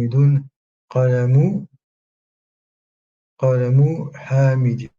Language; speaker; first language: Arabic; non-native, learner; French